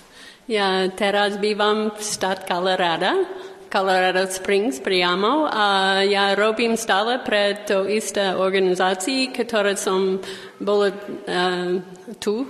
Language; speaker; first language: Slovak; non-native, learner; English